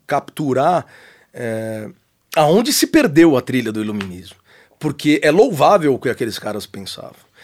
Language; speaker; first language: Portuguese; native; Portuguese